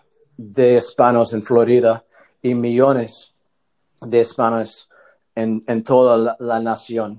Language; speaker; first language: Spanish; non-native, learner; English